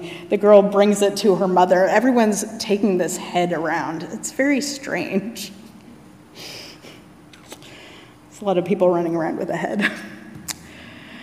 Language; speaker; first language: English; native; English